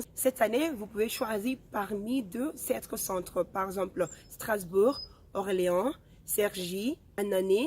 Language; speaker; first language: French; non-native, fluent; Spanish